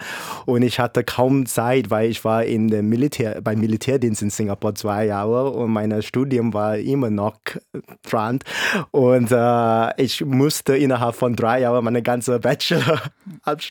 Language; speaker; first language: German; non-native, fluent; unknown